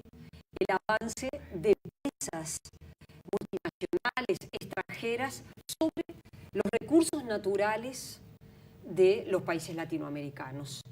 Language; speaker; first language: Spanish; native; Spanish